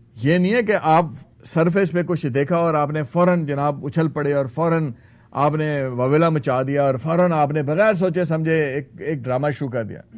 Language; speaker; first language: Urdu; native; Urdu